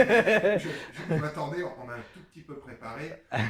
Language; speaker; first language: French; native; French